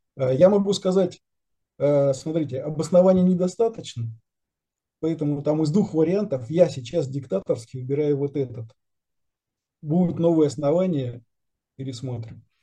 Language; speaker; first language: Russian; native; Russian